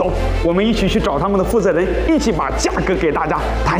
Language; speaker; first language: Chinese; native; Chinese